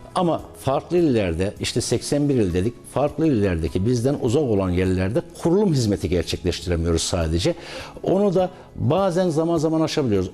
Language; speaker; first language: Turkish; native; Turkish